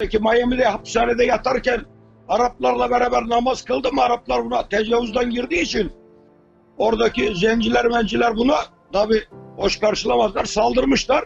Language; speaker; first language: Turkish; native; Turkish